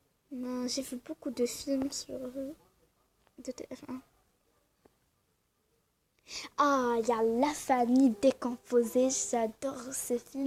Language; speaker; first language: French; non-native, learner; Arabic